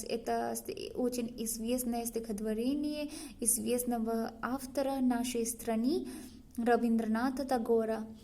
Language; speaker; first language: Russian; non-native, learner; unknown